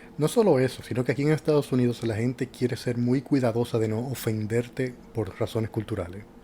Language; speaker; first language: Spanish; native; Spanish